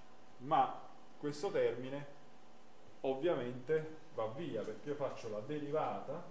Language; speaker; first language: Italian; native; Italian